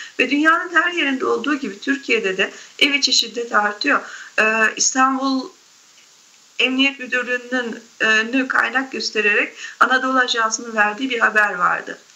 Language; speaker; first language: Turkish; native; Turkish